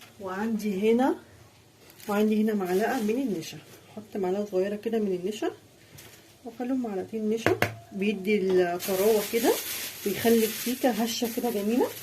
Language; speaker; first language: Arabic; native; Arabic